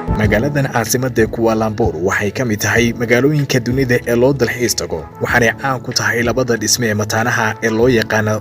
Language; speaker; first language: Somali; native; Somali